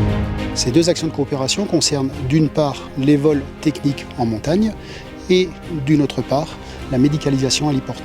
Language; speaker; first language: French; native; French